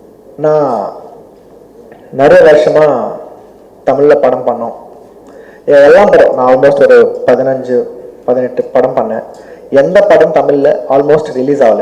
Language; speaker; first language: Tamil; non-native, local second language; Telugu